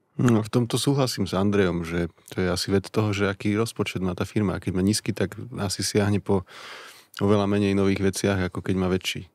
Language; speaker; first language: Slovak; native; Slovak